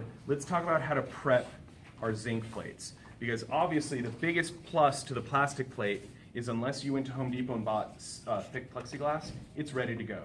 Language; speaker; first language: English; native; English